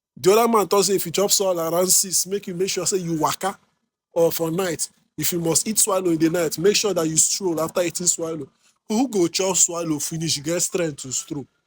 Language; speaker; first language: Nigerian Pidgin; non-native, local second language; Igbo